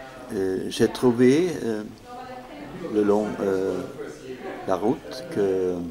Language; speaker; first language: French; non-native, fluent; Swedish